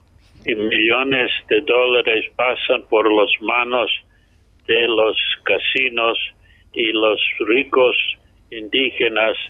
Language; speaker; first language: Spanish; non-native, fluent; English